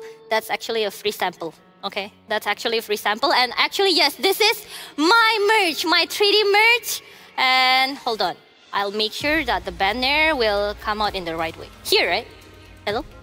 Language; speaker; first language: English; non-native, fluent; Indonesian